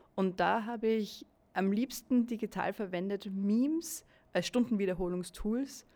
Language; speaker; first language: German; native; German